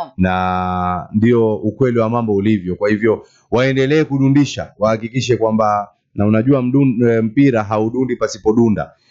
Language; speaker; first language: Swahili; native; Swahili